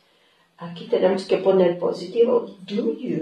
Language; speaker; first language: Spanish; non-native, fluent; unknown